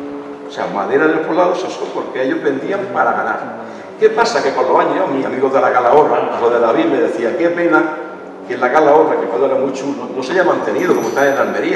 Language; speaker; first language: Spanish; native; Spanish